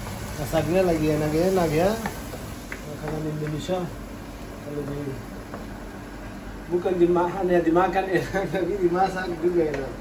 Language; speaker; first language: Indonesian; non-native, learner; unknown